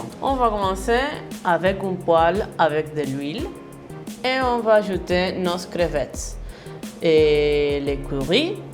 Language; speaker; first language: French; non-native, fluent; Spanish